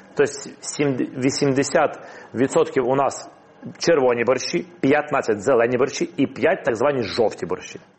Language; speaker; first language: Ukrainian; non-native, local second language; Russian